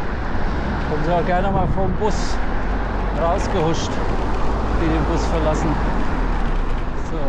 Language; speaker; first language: German; native; German